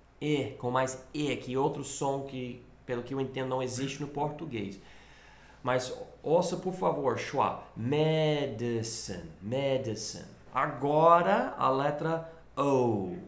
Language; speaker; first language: Portuguese; non-native, fluent; English